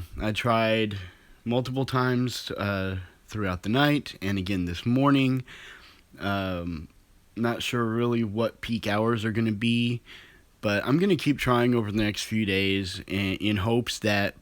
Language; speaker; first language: English; native; English